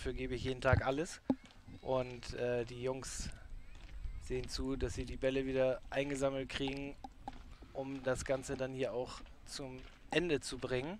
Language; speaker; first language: German; native; German